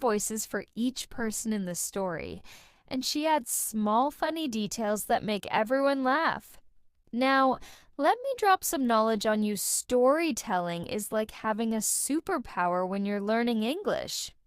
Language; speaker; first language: English; non-native, fluent; Spanish